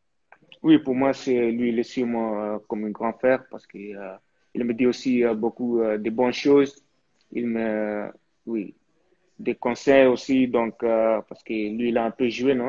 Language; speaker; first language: French; early bilingual, heritage; French